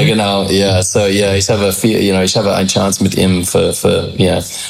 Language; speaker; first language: German; non-native, learner; English